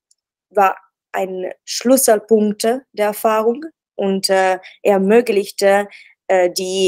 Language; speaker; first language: German; non-native, learner; Italian